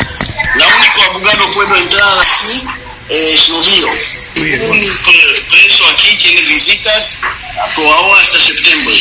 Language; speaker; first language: Spanish; non-native, learner; Hebrew